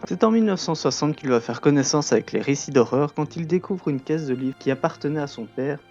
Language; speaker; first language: French; native; French